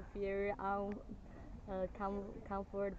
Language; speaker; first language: English; non-native, learner; Chinese